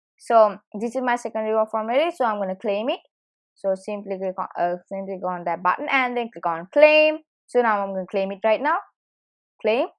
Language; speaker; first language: English; non-native, fluent; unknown